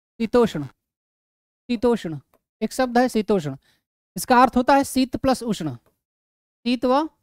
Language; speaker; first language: Hindi; native; Hindi